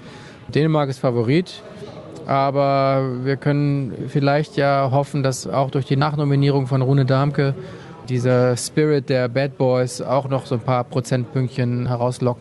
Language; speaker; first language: German; native; German